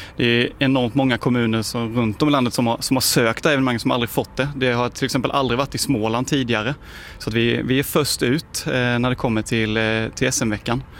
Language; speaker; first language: Swedish; native; Swedish